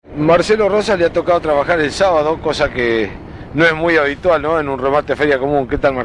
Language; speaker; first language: Spanish; native; Spanish